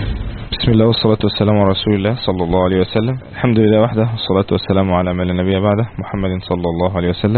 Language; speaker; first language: Arabic; native; Arabic